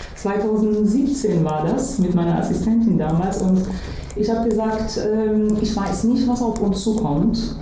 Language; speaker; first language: German; non-native, fluent; Persian